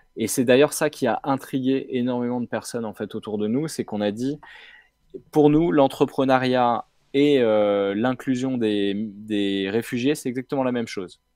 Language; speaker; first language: French; native; French